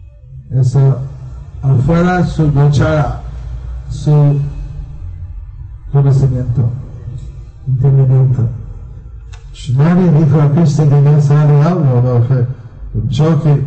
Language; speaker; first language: Spanish; non-native, learner; Bangla